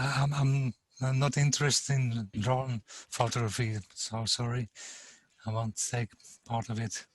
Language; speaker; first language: English; non-native, fluent; German